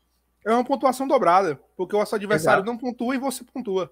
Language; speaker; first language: Portuguese; native; Portuguese